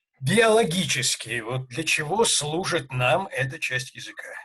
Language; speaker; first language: Russian; native; Russian